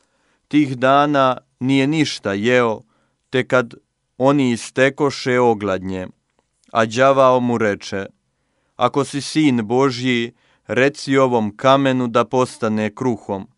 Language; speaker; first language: Croatian; native; Croatian